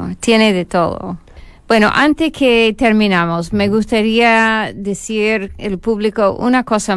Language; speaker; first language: Spanish; non-native, fluent; English